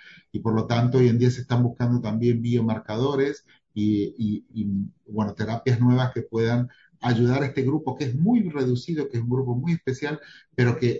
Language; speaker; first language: Spanish; native; Spanish